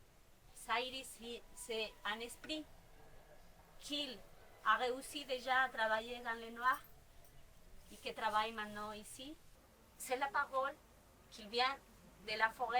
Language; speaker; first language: French; non-native, fluent; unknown